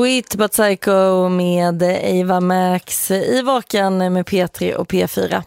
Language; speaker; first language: Swedish; native; Swedish